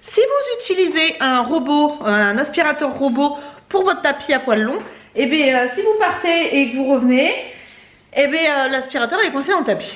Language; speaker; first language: French; native; French